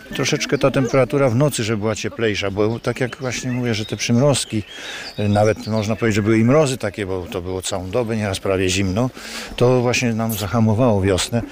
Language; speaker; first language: Polish; native; Polish